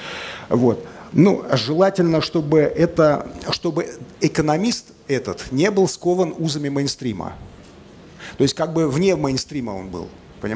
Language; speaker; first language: Russian; native; Russian